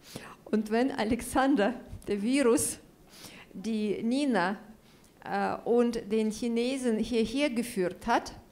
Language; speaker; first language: German; non-native, fluent; Russian